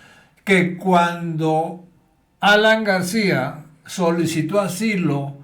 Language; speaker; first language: Spanish; native; Spanish